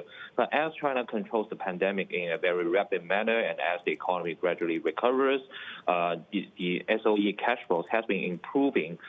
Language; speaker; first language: English; non-native, fluent; Chinese